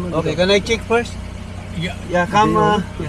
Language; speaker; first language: English; non-native, learner; Filipino